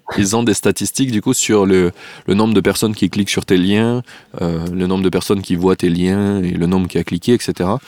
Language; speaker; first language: French; native; French